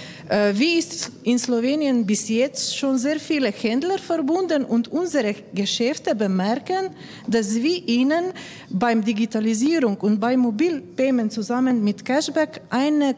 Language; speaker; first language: German; non-native, learner; Slovenian